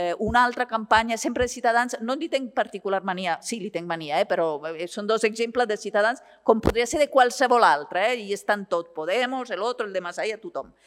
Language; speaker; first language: Catalan; non-native, fluent; Italian